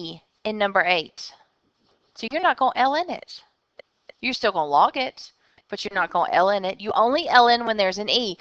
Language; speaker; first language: English; native; English